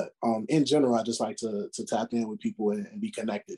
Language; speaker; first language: English; native; English